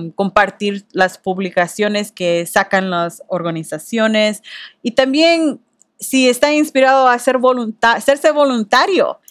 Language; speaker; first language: Spanish; early bilingual, heritage; Spanish